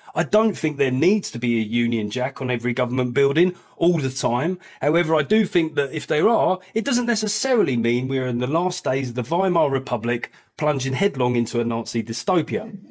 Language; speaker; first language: English; native; English